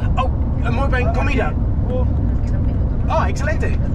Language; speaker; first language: Spanish; non-native, learner; English